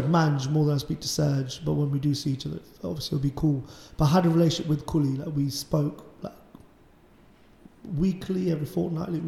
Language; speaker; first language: English; native; English